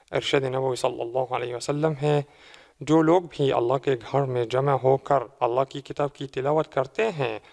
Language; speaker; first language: Urdu; non-native, fluent; Arabic